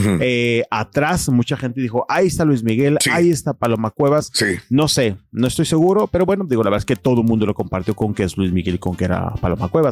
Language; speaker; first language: Spanish; native; Spanish